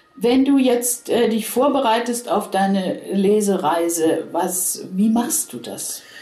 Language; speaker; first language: German; native; German